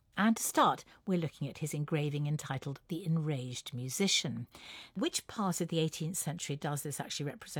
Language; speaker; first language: English; native; English